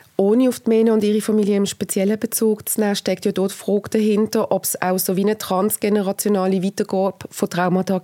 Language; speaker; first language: German; native; German